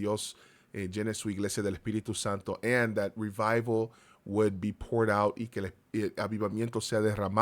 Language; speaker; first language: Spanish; early bilingual, heritage; Spanish